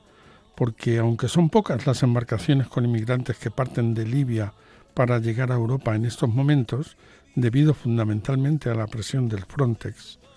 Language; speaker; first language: Spanish; native; Spanish